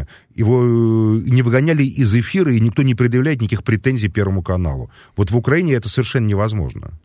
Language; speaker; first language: Russian; native; Russian